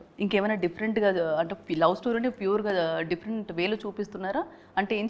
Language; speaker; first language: Telugu; native; Telugu